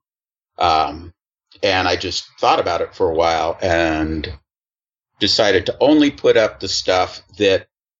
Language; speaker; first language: English; native; English